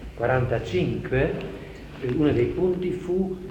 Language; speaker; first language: Italian; non-native, fluent; German